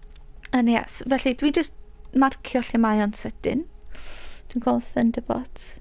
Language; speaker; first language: Welsh; native; Welsh